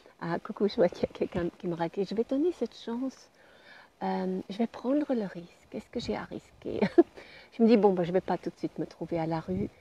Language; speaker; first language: French; non-native, fluent; German